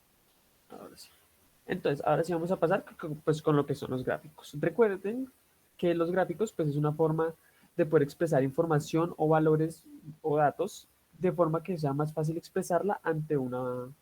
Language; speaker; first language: Spanish; native; Spanish